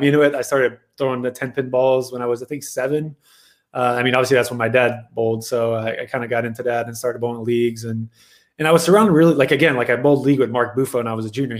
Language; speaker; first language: English; native; English